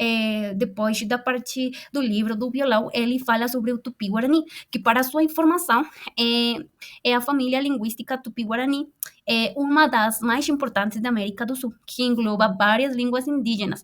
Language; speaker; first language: Portuguese; non-native, fluent; Spanish